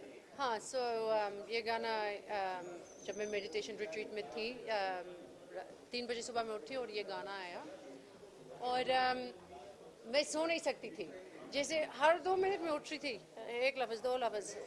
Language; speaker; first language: Hindi; early bilingual, heritage; English